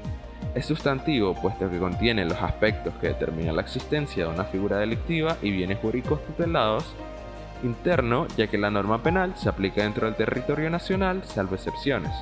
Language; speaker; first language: Spanish; native; Spanish